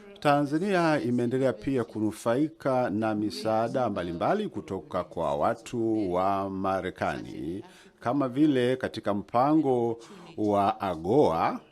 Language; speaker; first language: Swahili; native; Swahili